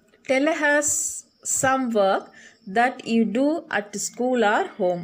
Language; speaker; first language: English; non-native, local second language; Tamil